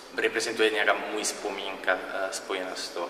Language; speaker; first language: Czech; non-native, learner; Italian